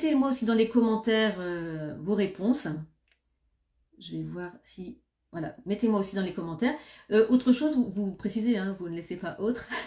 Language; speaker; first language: French; native; French